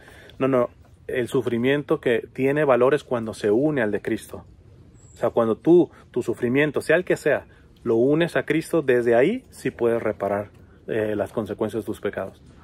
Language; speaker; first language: Spanish; native; Spanish